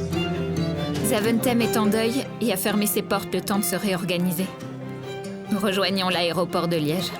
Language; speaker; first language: French; native; French